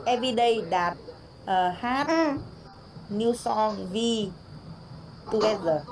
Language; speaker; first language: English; non-native, learner; Vietnamese